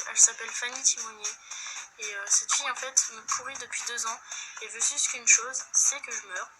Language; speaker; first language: French; native; French